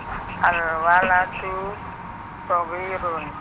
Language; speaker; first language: Arabic; non-native, learner; Indonesian